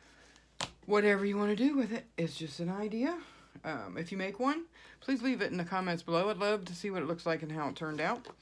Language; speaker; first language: English; native; English